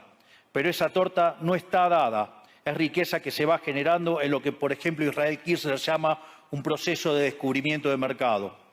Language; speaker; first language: Spanish; native; Spanish